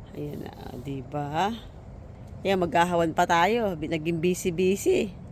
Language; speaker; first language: Filipino; native; Filipino